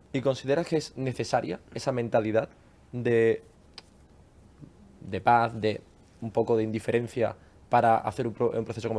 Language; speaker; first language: Spanish; native; Spanish